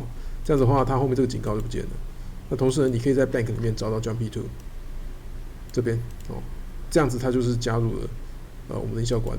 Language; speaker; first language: Chinese; native; Chinese